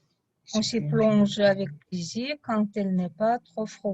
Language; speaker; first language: French; non-native, fluent; Russian